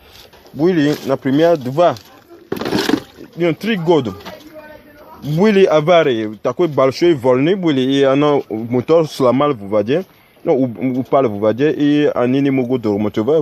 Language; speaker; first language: Russian; non-native, learner; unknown